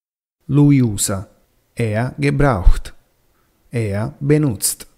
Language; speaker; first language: German; non-native, fluent; Italian